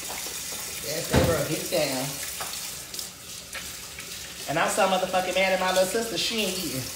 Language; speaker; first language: English; native; English